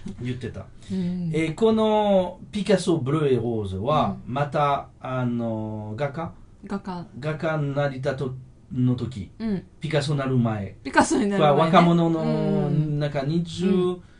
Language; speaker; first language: Japanese; non-native, fluent; French